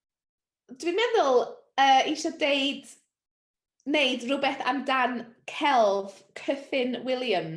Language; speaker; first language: Welsh; non-native, learner; English